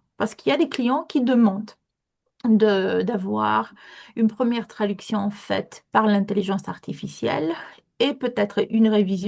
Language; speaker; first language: French; non-native, fluent; Romanian